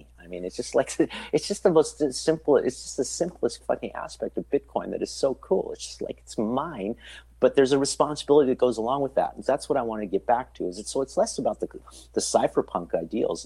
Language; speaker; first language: English; native; English